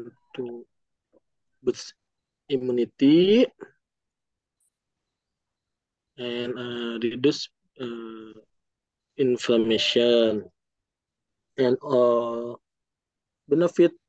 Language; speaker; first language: English; non-native, learner; Indonesian